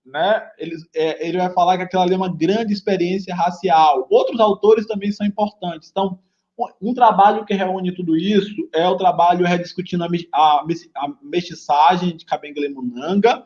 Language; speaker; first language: Portuguese; native; Portuguese